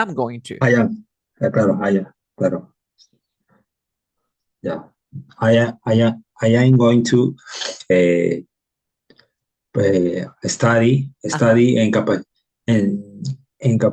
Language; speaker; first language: English; non-native, learner; Spanish